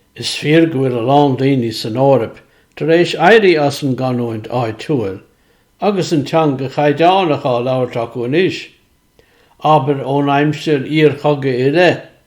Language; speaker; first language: Irish; non-native, fluent; Swiss German